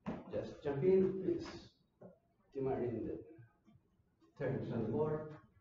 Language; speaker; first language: English; non-native, fluent; Italian